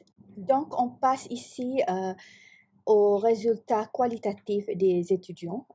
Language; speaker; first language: French; non-native, fluent; Malay